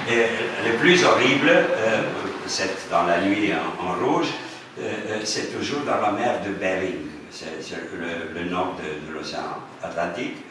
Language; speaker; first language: French; non-native, fluent; Romanian